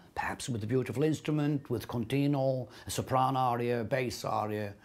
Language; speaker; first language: English; non-native, fluent; Swiss German